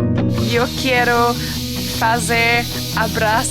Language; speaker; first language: Spanish; non-native, learner; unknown